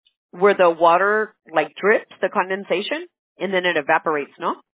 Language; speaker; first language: English; early bilingual, other home language; Spanish